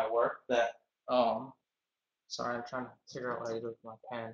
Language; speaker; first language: English; native; English